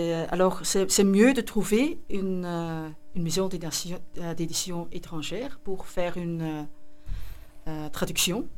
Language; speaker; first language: French; non-native, local second language; Dutch